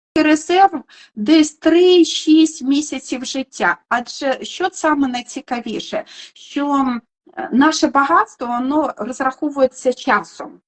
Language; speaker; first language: Ukrainian; non-native, local second language; Russian